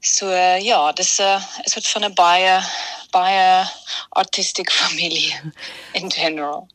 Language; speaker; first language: Afrikaans; early bilingual, heritage; German